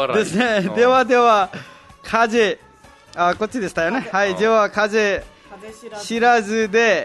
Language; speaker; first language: Japanese; non-native, fluent; Nepali